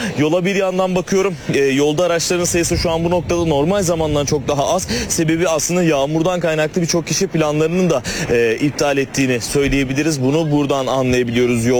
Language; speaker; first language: Turkish; native; Turkish